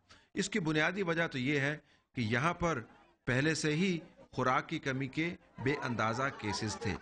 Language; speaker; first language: Urdu; native; Urdu